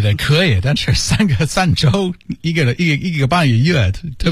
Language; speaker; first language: Chinese; non-native, learner; English